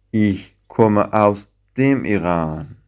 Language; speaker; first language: German; non-native, fluent; Central Kurdish